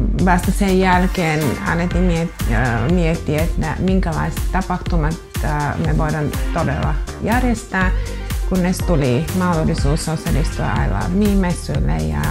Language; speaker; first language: Finnish; non-native, fluent; Russian